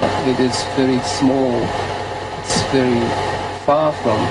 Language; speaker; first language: English; non-native, learner; Japanese